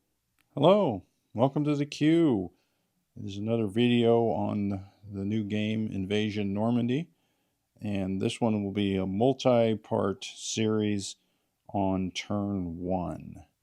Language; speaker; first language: English; native; English